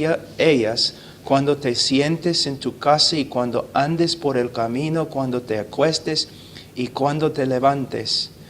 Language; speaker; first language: Spanish; non-native, fluent; English